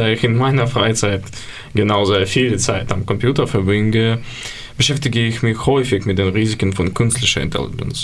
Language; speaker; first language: German; non-native, learner; Ukrainian